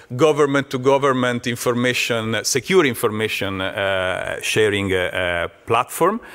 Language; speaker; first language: English; non-native, fluent; Italian